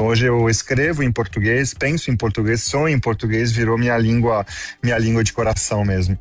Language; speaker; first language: Portuguese; non-native, fluent; French